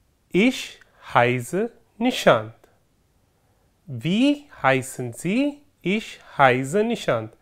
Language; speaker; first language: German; non-native, fluent; Hindi